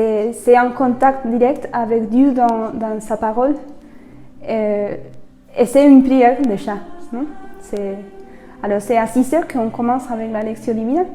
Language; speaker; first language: French; non-native, fluent; Spanish